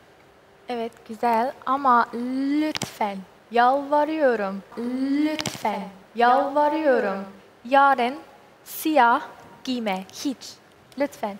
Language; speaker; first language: Turkish; non-native, learner; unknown